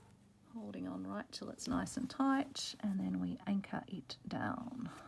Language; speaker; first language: English; native; English